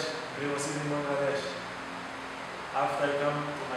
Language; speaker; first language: English; non-native, learner; Portuguese